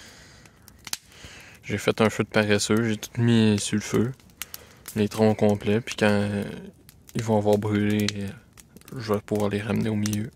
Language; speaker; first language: French; native; French